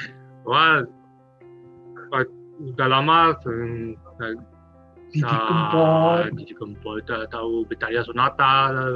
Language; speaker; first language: Indonesian; non-native, learner; French